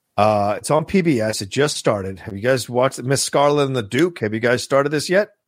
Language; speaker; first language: English; native; English